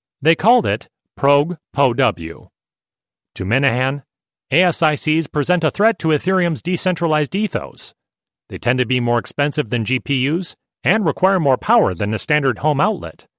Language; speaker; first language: English; native; English